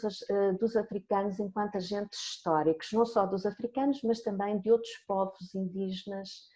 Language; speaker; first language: Portuguese; native; Portuguese